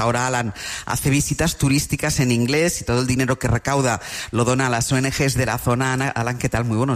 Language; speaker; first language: Spanish; native; Spanish